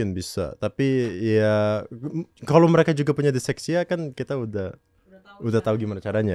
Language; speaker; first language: Indonesian; non-native, local second language; English